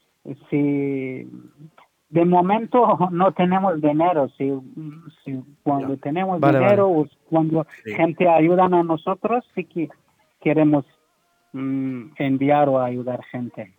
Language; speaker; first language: Spanish; non-native, learner; Persian